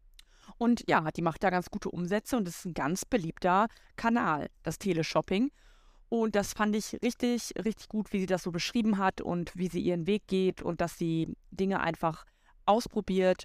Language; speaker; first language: German; native; German